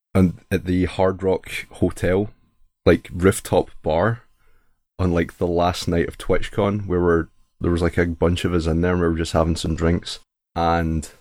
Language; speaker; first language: English; native; English